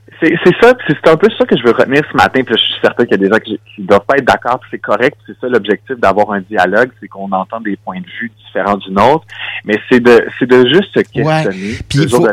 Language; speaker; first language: French; native; French